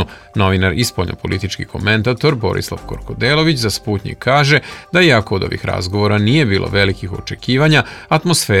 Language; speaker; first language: Serbian; native; Serbian